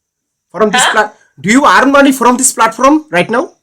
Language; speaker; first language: English; non-native, learner; Bangla